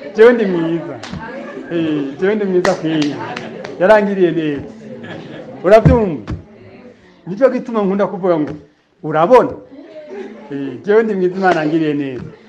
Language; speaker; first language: Rundi; native; Rundi